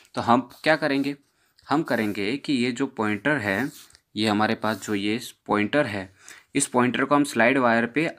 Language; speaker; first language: Hindi; non-native, local second language; Gujarati